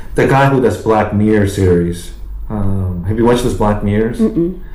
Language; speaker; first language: English; early bilingual, other home language; Japanese